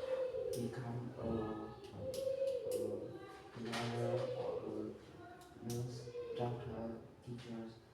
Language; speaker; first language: English; non-native, learner; Vietnamese